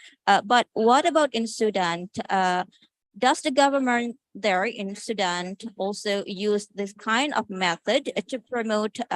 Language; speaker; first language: English; non-native, fluent; Indonesian